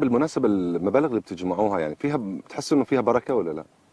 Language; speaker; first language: Arabic; native; Arabic